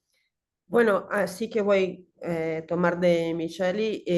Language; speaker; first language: Spanish; non-native, learner; Portuguese